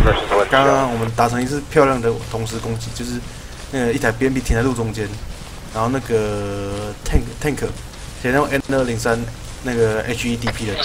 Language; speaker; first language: Chinese; native; Chinese